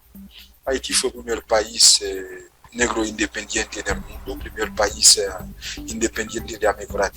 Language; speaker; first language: Spanish; non-native, fluent; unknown